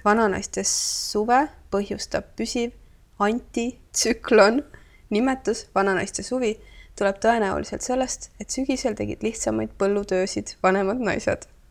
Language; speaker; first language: Estonian; native; Estonian